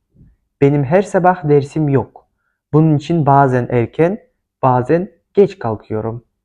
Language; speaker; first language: Turkish; non-native, fluent; Kyrgyz